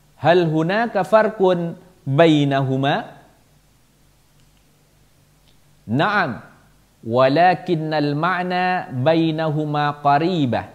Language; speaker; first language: Arabic; non-native, fluent; Indonesian